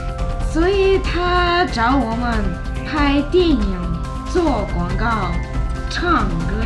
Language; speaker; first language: Chinese; non-native, learner; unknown